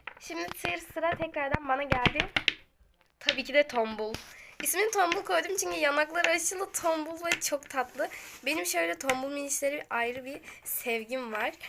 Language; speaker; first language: Turkish; native; Turkish